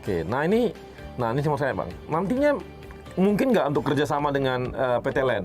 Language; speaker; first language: Indonesian; native; Indonesian